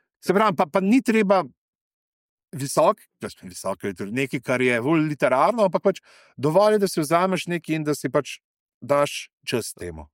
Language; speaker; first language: Slovenian; native; Slovenian